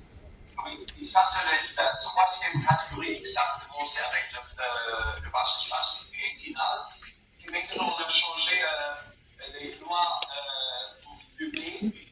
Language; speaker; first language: French; non-native, fluent; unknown